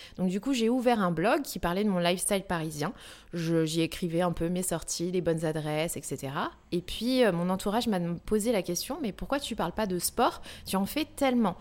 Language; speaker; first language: French; native; French